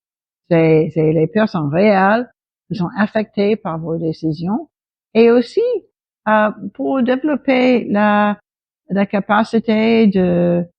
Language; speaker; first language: French; non-native, local second language; English